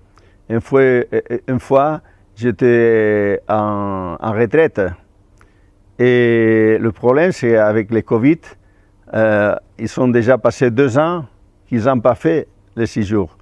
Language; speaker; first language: French; non-native, fluent; Spanish